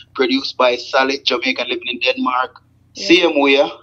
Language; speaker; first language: English; non-native, local second language; Jamaican Creole English